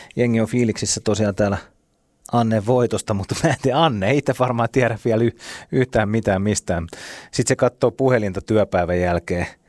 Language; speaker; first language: Finnish; native; Finnish